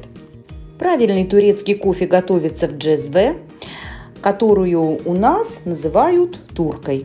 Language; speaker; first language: Russian; native; Russian